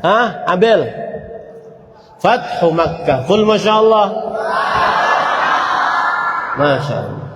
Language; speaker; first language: Arabic; non-native, fluent; Indonesian